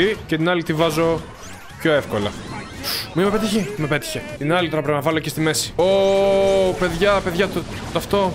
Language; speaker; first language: Greek; native; Greek